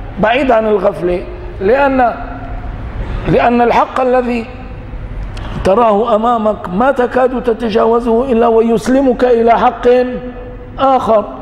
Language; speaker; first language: Arabic; early bilingual, other home language; Kurdish